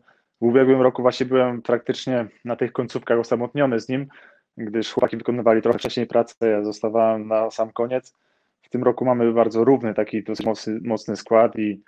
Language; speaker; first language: Polish; native; Polish